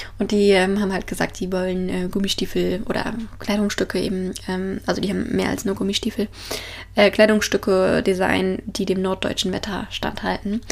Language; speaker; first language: German; native; German